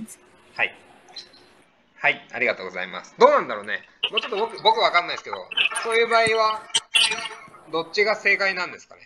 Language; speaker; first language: Japanese; native; Japanese